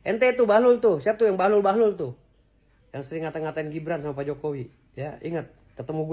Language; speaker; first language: Indonesian; native; Indonesian